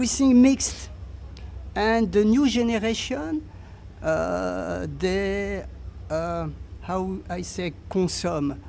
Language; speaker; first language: English; non-native, learner; French